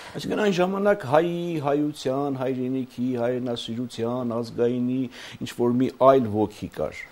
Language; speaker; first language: Armenian; native; Armenian